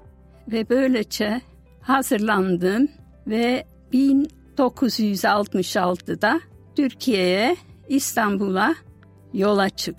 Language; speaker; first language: Turkish; non-native, fluent; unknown